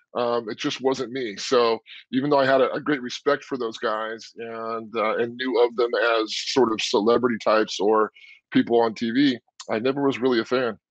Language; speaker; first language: English; native; English